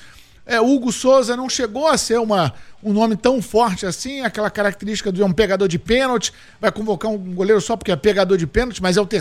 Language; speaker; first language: Portuguese; native; Portuguese